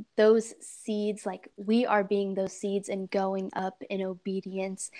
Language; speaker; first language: English; native; English